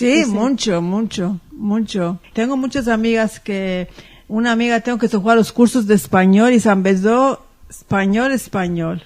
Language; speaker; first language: Spanish; early bilingual, heritage; Ladino